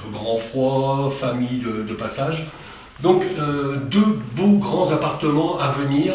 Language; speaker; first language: French; native; French